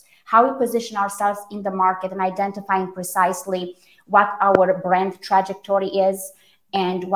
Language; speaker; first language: English; non-native, fluent; Romanian